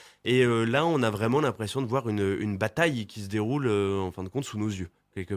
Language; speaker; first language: French; native; French